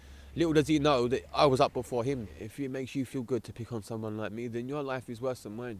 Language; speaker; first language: English; native; English